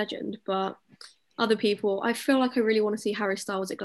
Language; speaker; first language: English; native; English